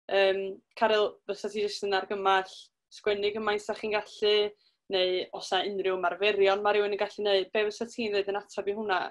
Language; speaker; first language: Welsh; native; Welsh